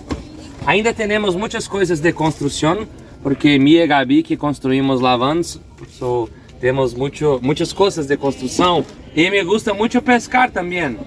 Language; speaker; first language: Spanish; non-native, learner; Portuguese